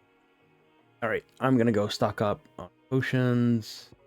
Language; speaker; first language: English; native; English